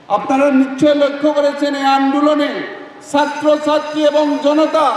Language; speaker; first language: Bangla; non-native, learner; Assamese